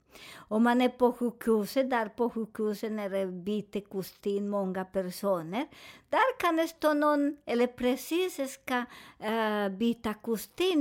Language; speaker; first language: Swedish; non-native, fluent; Spanish